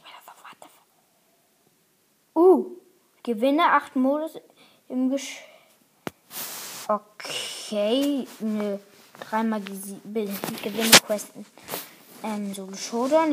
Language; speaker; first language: German; native; German